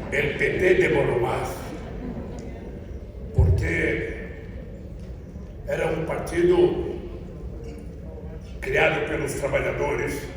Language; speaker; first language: Portuguese; native; Portuguese